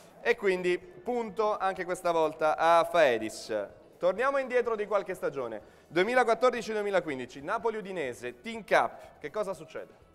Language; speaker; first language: Italian; native; Italian